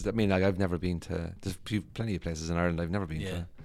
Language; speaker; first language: English; native; English